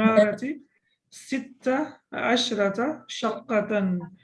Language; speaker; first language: Arabic; non-native, fluent; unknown